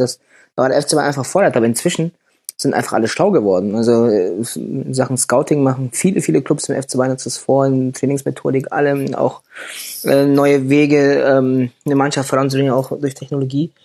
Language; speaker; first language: German; native; German